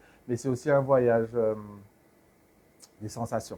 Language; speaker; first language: French; native; French